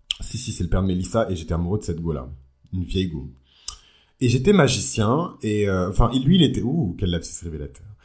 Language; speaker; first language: French; early bilingual, other home language; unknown